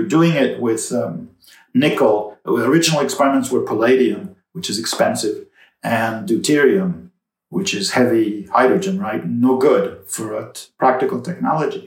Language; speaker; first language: English; native; English